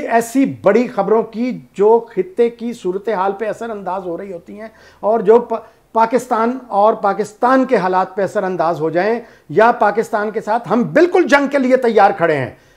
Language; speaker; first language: Urdu; non-native, local second language; Punjabi